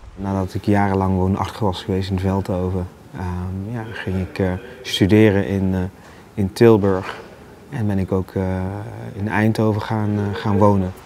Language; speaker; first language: Dutch; early bilingual, other home language; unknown